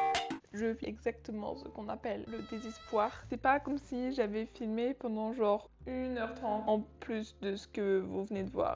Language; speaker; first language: French; native; French